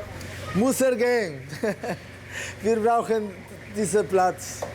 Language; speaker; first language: German; non-native, fluent; Spanish